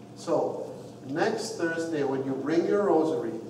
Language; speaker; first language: English; non-native, fluent; Arabic